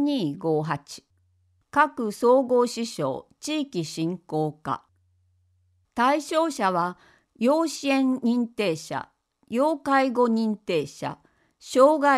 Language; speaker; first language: Japanese; native; Japanese